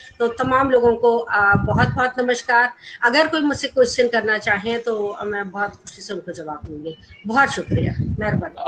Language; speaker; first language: Urdu; non-native, local second language; Gujarati